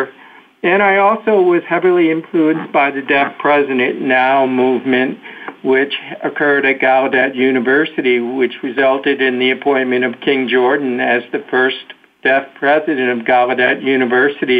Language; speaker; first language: English; native; English